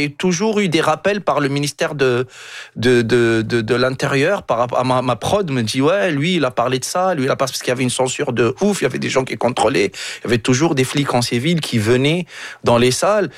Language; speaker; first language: French; non-native, local second language; Arabic